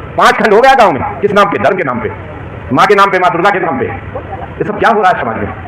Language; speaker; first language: Hindi; native; Hindi